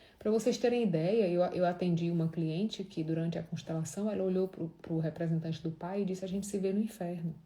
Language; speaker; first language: Portuguese; native; Portuguese